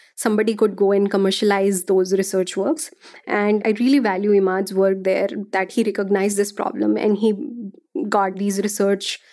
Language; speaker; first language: English; non-native, local second language; Hindi